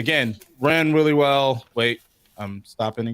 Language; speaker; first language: English; native; English